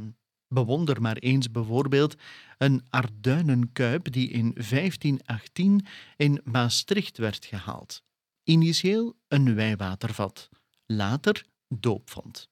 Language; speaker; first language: Dutch; native; Dutch